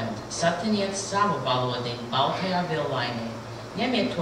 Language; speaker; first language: Latvian; early bilingual, heritage; Latvian